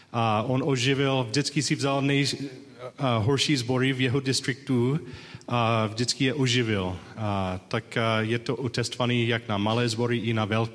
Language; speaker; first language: Czech; non-native, learner; English